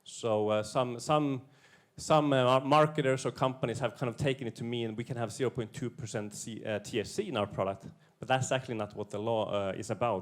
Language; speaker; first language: English; non-native, fluent; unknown